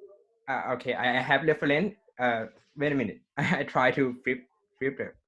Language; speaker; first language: English; non-native, learner; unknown